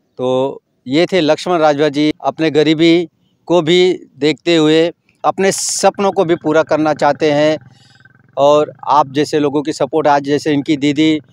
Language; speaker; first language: Hindi; native; Hindi